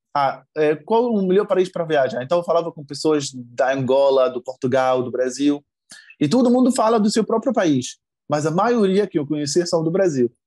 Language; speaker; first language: Portuguese; non-native, fluent; Arabic